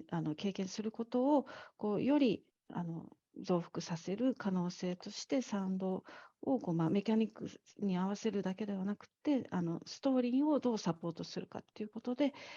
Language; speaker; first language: Japanese; native; Japanese